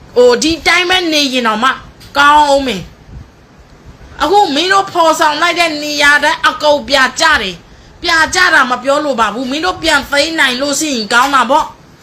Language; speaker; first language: Burmese; non-native, local second language; S'gaw Karen